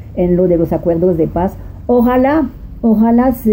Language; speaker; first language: Spanish; non-native, fluent; French